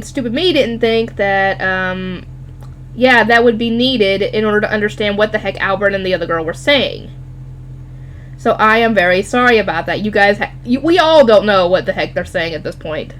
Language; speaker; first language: English; native; English